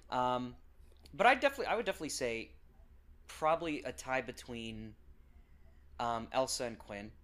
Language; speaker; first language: English; native; English